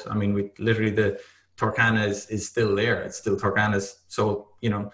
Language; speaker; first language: English; native; English